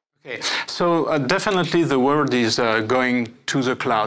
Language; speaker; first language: English; non-native, fluent; French